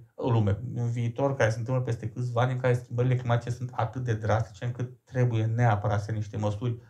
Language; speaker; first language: Romanian; native; Romanian